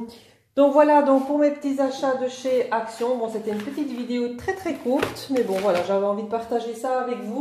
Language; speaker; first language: French; native; French